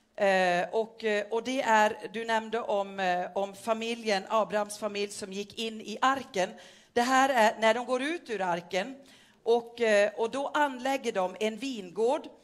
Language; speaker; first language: Swedish; non-native, fluent; Norwegian